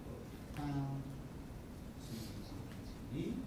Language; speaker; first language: English; non-native, fluent; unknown